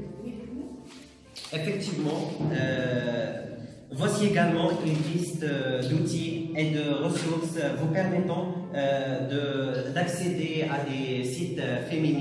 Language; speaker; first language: French; non-native, learner; Arabic